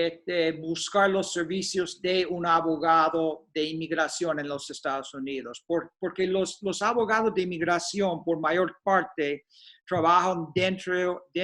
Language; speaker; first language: Spanish; non-native, fluent; English